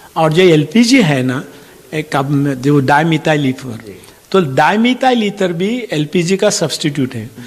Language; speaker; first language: Hindi; non-native, local second language; Marathi